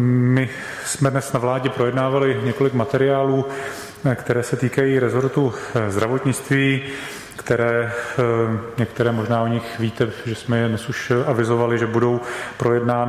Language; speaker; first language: Czech; native; Czech